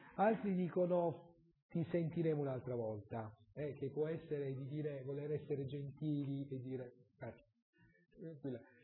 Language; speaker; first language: Italian; native; Italian